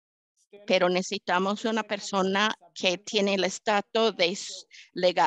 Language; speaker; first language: Spanish; early bilingual, heritage; English